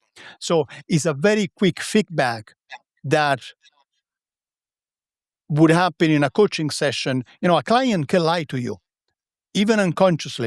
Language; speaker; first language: English; non-native, fluent; Italian